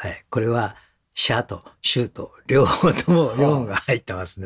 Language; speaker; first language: Japanese; native; Japanese